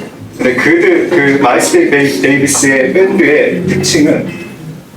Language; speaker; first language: Korean; native; Korean